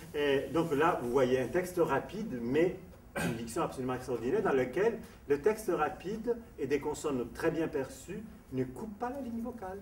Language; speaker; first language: French; non-native, fluent; Italian